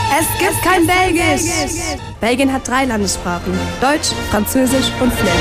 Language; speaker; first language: German; native; German